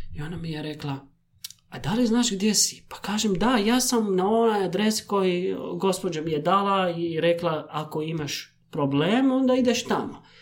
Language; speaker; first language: Croatian; non-native, fluent; Arabic